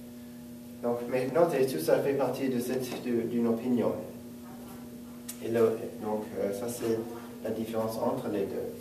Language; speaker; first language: French; non-native, fluent; English